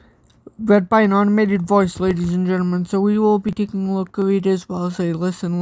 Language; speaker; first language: English; native; English